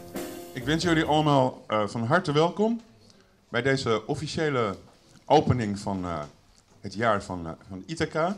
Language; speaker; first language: Dutch; native; Dutch